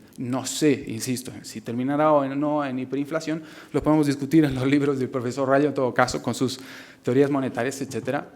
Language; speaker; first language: Spanish; native; Spanish